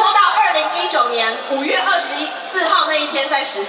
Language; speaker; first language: Chinese; native; Chinese